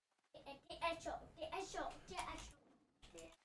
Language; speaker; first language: Danish; early bilingual, other home language; Vietnamese